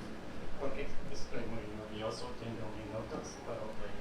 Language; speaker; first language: Spanish; non-native, fluent; English